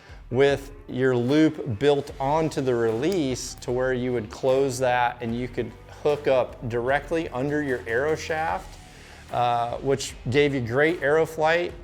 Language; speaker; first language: English; native; English